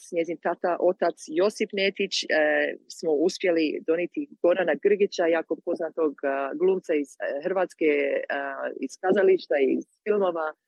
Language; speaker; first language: Croatian; early bilingual, heritage; Croatian